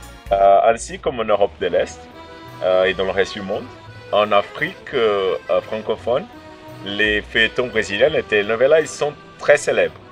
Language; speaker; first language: French; non-native, fluent; Portuguese